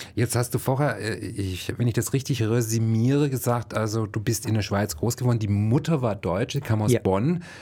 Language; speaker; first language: German; native; German